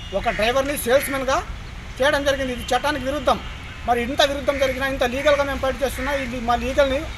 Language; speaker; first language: Telugu; non-native, local second language; Gondi